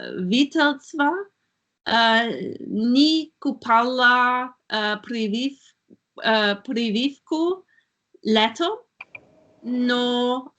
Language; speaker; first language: Russian; non-native, learner; German